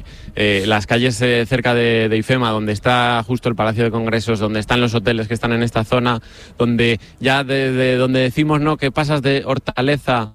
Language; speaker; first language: Spanish; native; Spanish